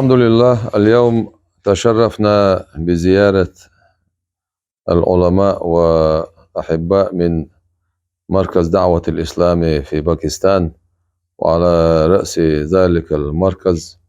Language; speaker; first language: Arabic; non-native, fluent; Chechen